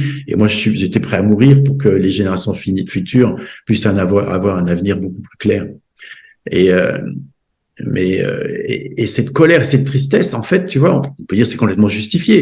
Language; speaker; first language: French; native; French